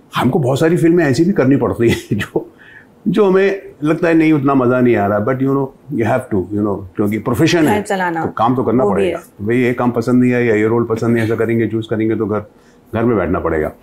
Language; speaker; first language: Hindi; native; Hindi